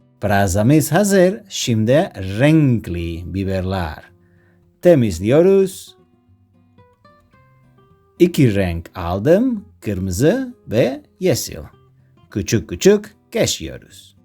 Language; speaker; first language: Turkish; non-native, learner; Spanish